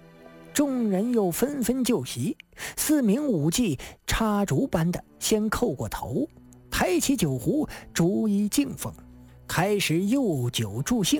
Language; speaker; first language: Chinese; native; Chinese